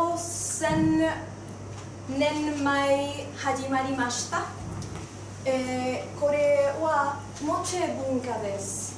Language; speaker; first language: Japanese; non-native, learner; Spanish